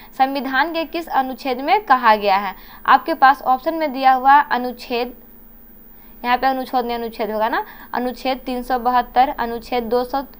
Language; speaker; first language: Hindi; native; Hindi